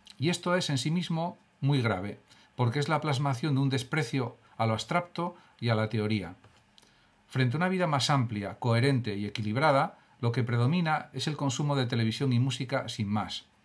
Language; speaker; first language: Spanish; native; Spanish